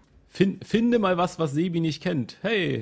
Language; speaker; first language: German; native; German